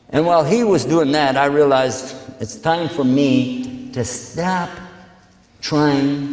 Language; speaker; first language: English; native; English